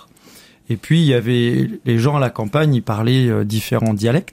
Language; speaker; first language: French; native; French